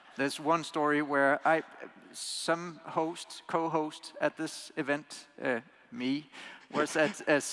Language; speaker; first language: English; non-native, fluent; Danish